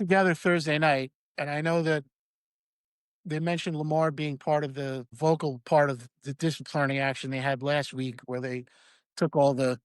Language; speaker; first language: English; native; English